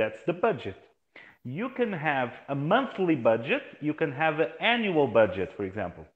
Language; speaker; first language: English; non-native, fluent; Portuguese